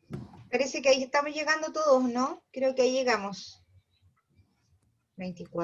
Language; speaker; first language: Spanish; native; Spanish